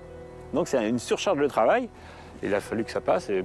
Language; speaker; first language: French; native; French